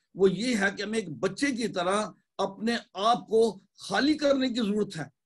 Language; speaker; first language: Urdu; native; Urdu